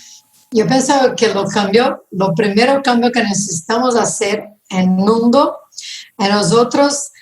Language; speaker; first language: Spanish; non-native, fluent; Portuguese